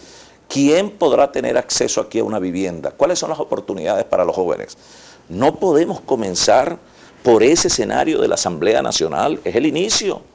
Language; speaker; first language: Spanish; native; Spanish